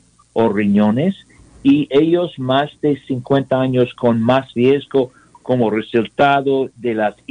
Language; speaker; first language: Spanish; non-native, learner; English